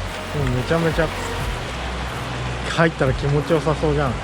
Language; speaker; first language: Japanese; native; Japanese